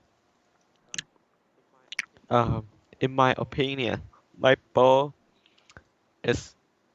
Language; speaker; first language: English; non-native, learner; Chinese